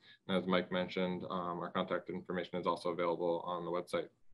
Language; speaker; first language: English; native; English